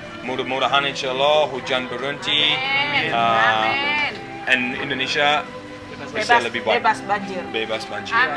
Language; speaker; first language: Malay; non-native, learner; English